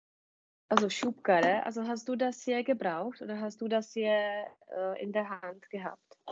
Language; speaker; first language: German; non-native, fluent; Czech